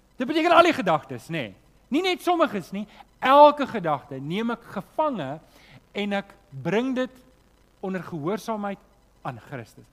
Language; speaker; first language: Afrikaans; native; Afrikaans